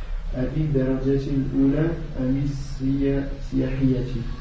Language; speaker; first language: Arabic; non-native, learner; French